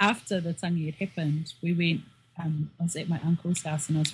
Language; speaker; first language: English; native; English